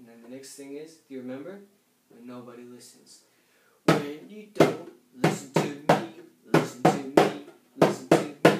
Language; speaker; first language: English; native; English